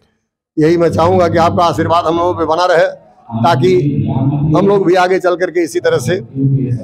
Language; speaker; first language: Hindi; native; Hindi